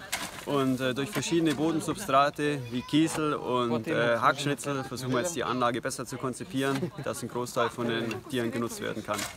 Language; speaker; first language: German; native; German